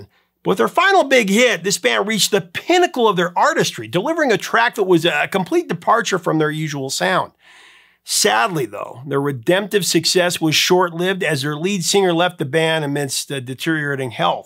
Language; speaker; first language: English; native; English